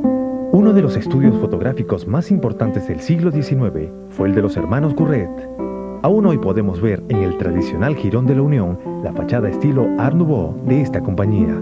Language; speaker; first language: Spanish; native; Spanish